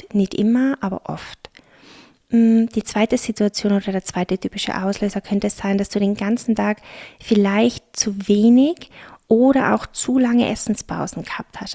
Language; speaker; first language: German; native; German